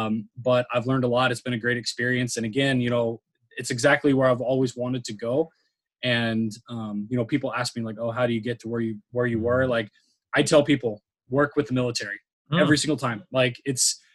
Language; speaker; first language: English; native; English